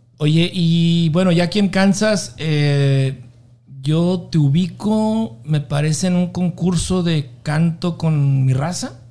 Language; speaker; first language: Spanish; native; Spanish